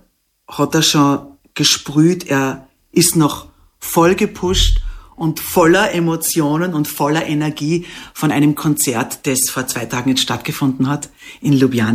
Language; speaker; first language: German; native; German